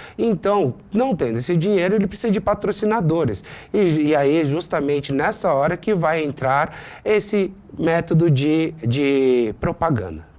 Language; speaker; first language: Portuguese; native; Portuguese